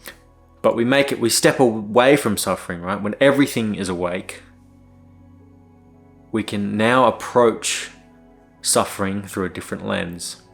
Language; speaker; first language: English; native; English